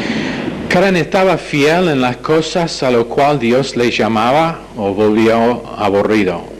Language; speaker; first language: Spanish; non-native, fluent; English